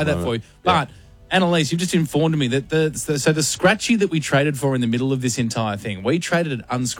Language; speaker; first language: English; native; English